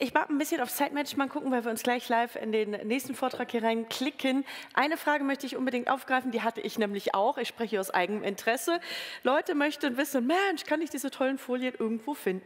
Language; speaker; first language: German; native; German